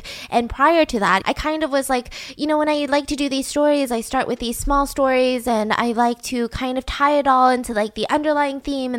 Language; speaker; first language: English; native; English